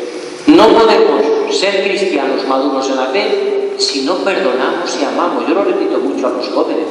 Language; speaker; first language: Spanish; native; Spanish